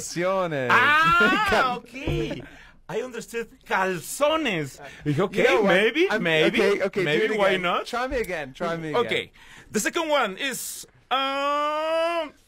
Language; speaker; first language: English; non-native, fluent; Spanish